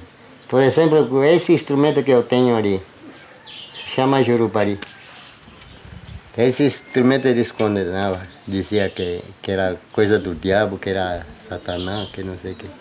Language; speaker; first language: Portuguese; non-native, local second language; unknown